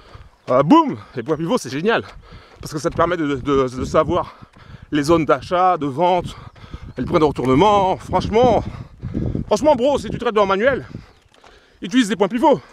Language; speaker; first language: French; native; French